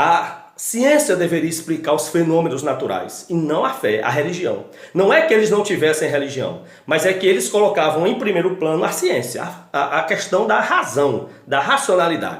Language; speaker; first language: Portuguese; native; Portuguese